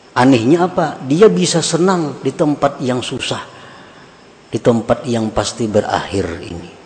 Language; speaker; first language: Indonesian; non-native, local second language; Banjar